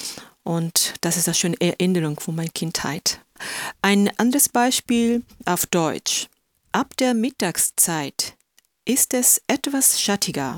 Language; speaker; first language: German; non-native, fluent; Japanese